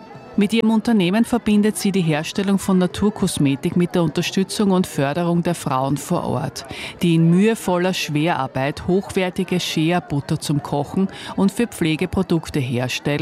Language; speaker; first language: German; native; German